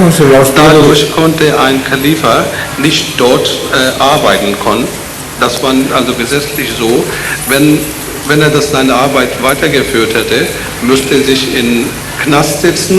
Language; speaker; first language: German; non-native, learner; Urdu